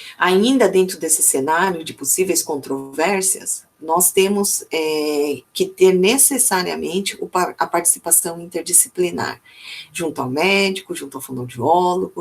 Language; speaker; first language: Portuguese; native; Portuguese